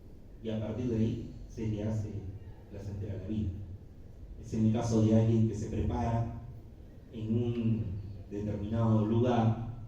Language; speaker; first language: Spanish; native; Spanish